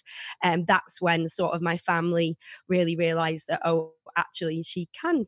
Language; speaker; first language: English; native; English